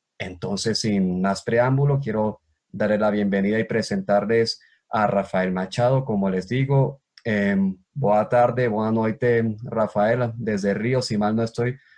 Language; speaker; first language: Spanish; native; Spanish